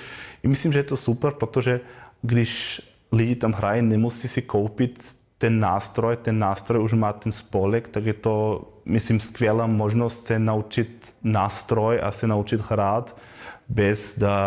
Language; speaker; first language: Czech; non-native, fluent; German